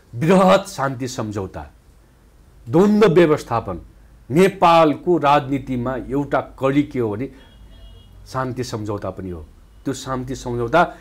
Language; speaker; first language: Nepali; non-native, local second language; Dangaura Tharu